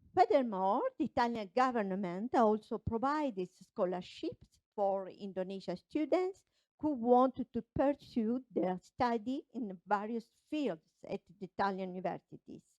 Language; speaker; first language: English; non-native, fluent; Italian